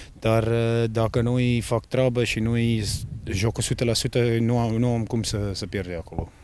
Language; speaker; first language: Romanian; non-native, learner; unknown